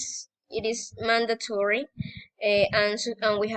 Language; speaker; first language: English; non-native, learner; Spanish